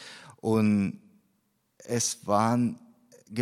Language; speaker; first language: German; non-native, fluent; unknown